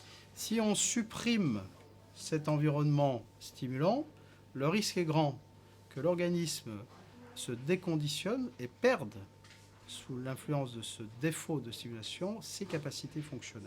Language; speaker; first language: French; native; French